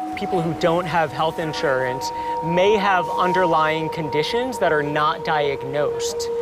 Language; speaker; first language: English; native; English